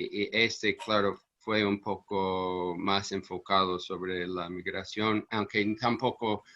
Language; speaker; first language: Spanish; non-native, fluent; English